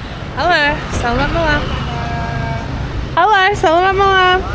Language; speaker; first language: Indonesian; non-native, learner; English